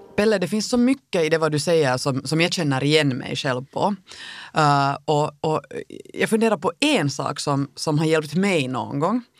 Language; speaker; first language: Swedish; native; Swedish